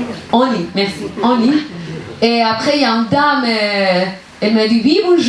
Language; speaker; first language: French; non-native, learner; Persian